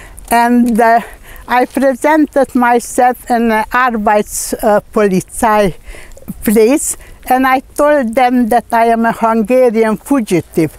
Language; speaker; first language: English; non-native, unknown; Hungarian